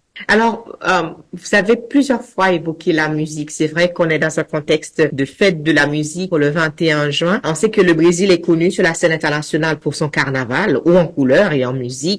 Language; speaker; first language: French; native; French